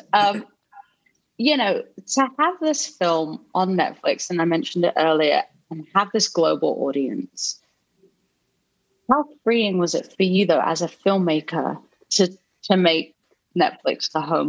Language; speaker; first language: English; native; English